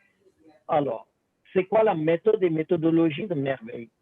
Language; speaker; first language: French; non-native, fluent; Hindi